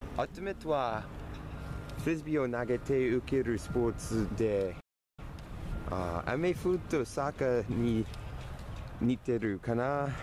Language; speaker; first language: Japanese; non-native, learner; English